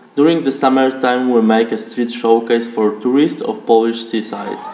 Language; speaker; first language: English; non-native, learner; Polish